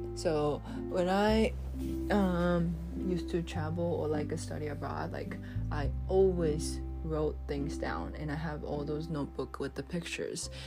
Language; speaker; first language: English; non-native, fluent; Japanese